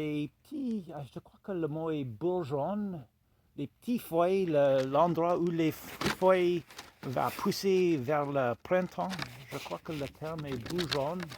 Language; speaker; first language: French; non-native, fluent; English